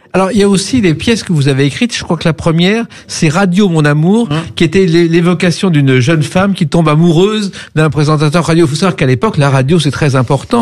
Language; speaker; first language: French; native; French